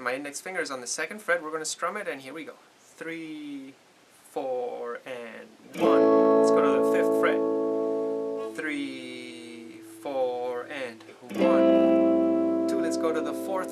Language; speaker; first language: English; native; English